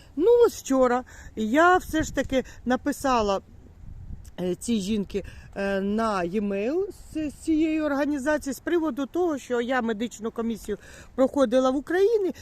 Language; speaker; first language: Ukrainian; native; Ukrainian